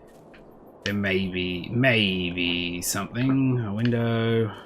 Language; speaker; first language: English; native; English